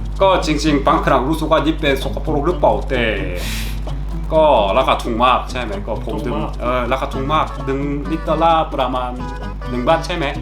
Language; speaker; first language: Thai; non-native, learner; Korean